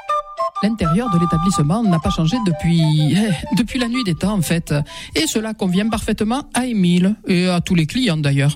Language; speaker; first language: French; native; French